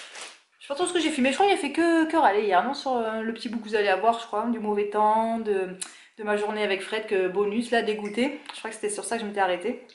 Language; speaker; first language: French; native; French